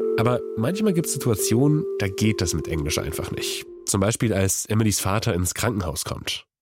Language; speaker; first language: German; non-native, fluent; Polish